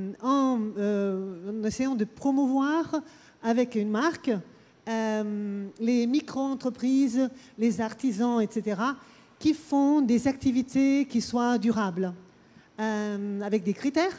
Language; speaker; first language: French; non-native, fluent; Portuguese